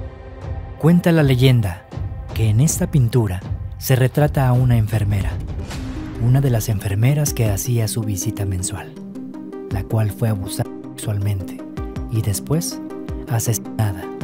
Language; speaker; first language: Spanish; native; Spanish